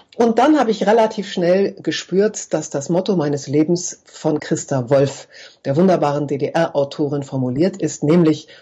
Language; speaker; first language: German; native; German